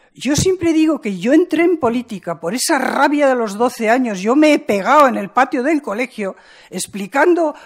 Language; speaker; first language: Spanish; native; Spanish